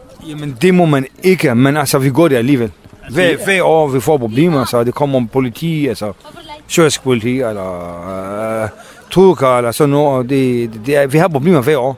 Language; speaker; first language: Danish; non-native, learner; Kurdish